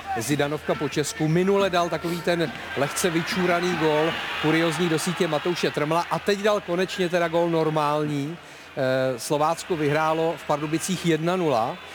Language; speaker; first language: Czech; native; Czech